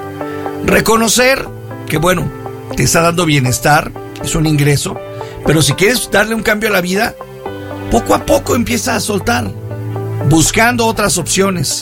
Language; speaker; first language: Spanish; native; Spanish